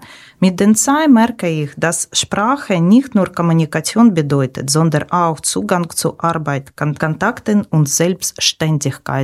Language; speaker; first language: German; non-native, learner; Ukrainian